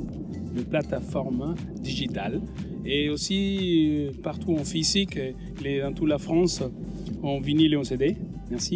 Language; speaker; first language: French; non-native, fluent; Spanish